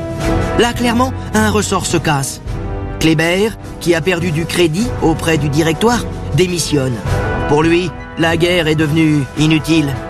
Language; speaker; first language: French; native; French